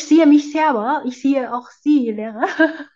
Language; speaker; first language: German; non-native, fluent; Chinese